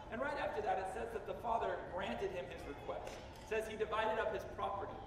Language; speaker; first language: English; native; English